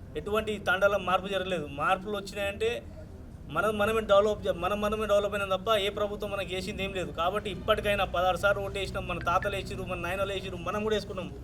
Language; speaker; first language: Telugu; non-native, local second language; Lambadi